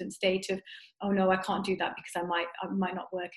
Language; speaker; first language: English; native; English